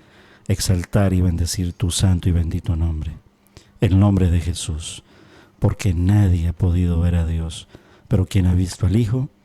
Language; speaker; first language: Spanish; native; Spanish